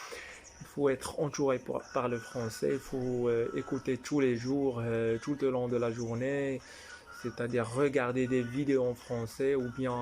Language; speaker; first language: French; non-native, fluent; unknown